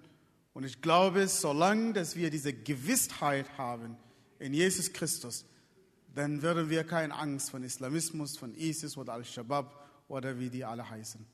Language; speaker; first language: German; non-native, fluent; Arabic